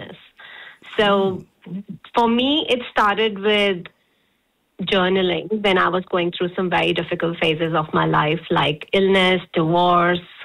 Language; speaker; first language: English; non-native, local second language; Hindi